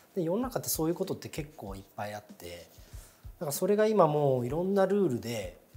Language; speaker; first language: Japanese; native; Japanese